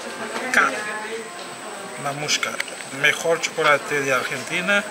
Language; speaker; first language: Spanish; non-native, learner; Haitian Creole